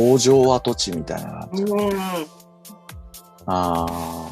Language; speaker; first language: Japanese; native; Japanese